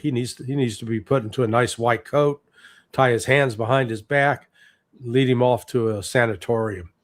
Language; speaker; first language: English; native; English